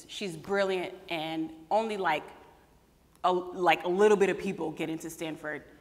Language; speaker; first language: English; native; English